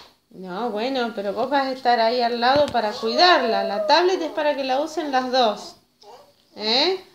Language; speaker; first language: Spanish; native; Spanish